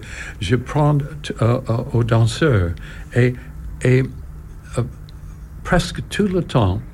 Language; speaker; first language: French; non-native, learner; English